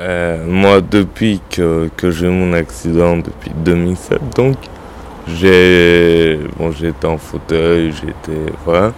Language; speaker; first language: French; native; French